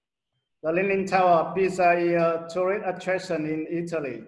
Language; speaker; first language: English; non-native, learner; Vietnamese